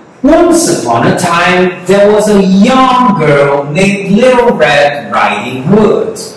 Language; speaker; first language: English; non-native, fluent; Portuguese